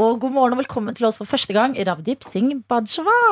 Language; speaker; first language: Norwegian; native; Norwegian